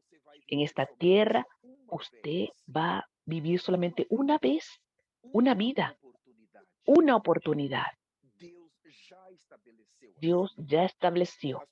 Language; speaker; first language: Spanish; non-native, fluent; Portuguese